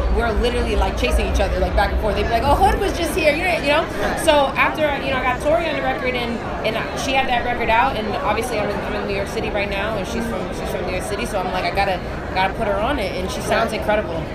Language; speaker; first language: English; native; English